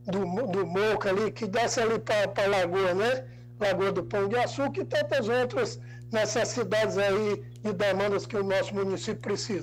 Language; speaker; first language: Portuguese; native; Portuguese